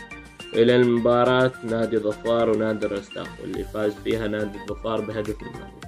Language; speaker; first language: Arabic; native; Arabic